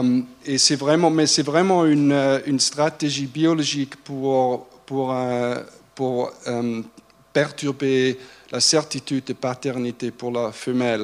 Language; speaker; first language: French; non-native, fluent; German